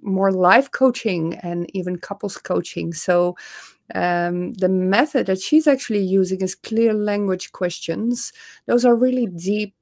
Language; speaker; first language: English; non-native, fluent; Dutch